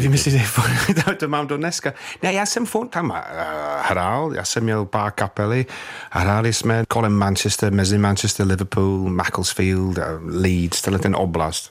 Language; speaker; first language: Czech; non-native, fluent; English